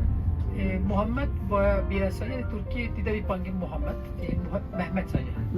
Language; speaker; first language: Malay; non-native, fluent; Turkish